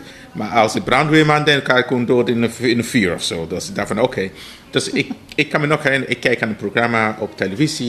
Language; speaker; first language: Dutch; non-native, fluent; English